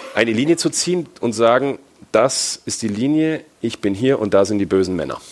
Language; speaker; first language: German; native; German